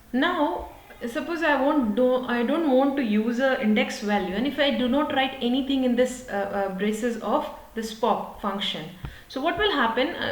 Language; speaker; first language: English; non-native, local second language; Hindi